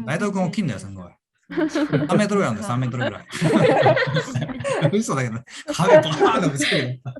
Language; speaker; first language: Japanese; native; Japanese